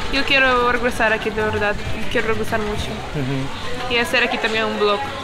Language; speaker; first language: Spanish; non-native, learner; Ukrainian